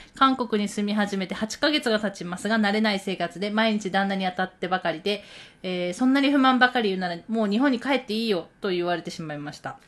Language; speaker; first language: Japanese; native; Japanese